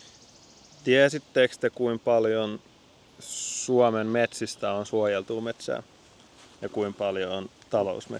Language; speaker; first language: Finnish; native; Finnish